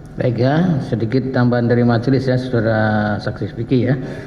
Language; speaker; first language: Indonesian; native; Indonesian